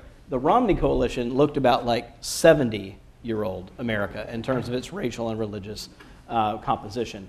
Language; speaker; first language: English; native; English